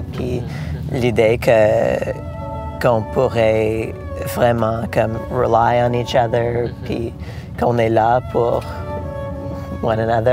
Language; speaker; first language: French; non-native, local second language; English